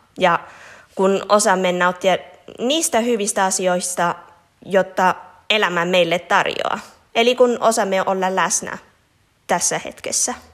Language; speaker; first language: Finnish; non-native, fluent; Italian